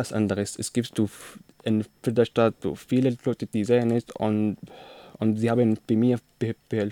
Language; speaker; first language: German; non-native, learner; Arabic